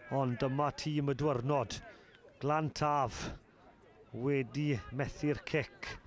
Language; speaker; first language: Welsh; native; Welsh